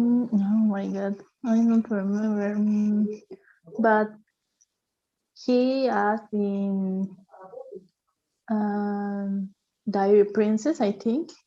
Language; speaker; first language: English; non-native, learner; Spanish